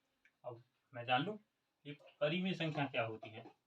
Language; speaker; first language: Hindi; native; Hindi